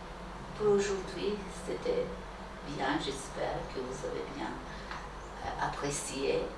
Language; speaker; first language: French; non-native, fluent; Turkish